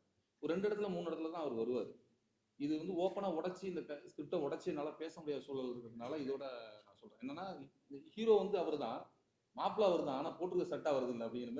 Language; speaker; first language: Tamil; native; Tamil